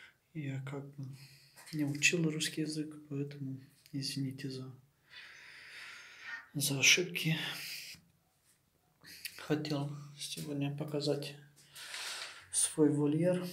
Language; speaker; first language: Russian; non-native, local second language; Romanian